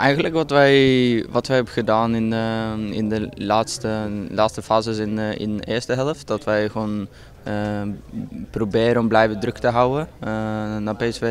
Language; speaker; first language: Dutch; non-native, fluent; Norwegian